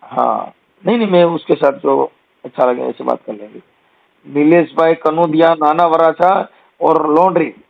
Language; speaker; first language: Hindi; non-native, local second language; Gujarati